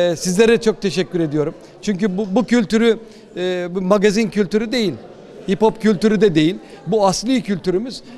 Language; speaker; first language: Turkish; native; Turkish